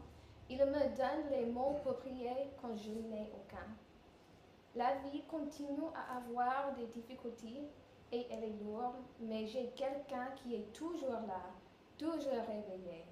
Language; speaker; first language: French; non-native, learner; English